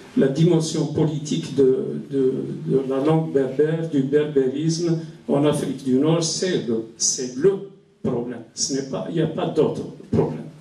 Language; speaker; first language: French; non-native, local second language; Kabyle